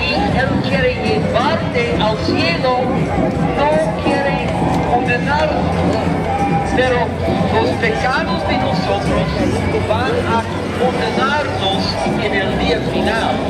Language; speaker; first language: Spanish; non-native, learner; English